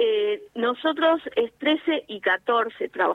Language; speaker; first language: Spanish; native; Spanish